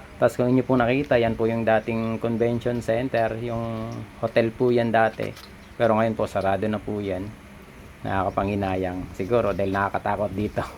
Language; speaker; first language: Filipino; non-native, local second language; Bikol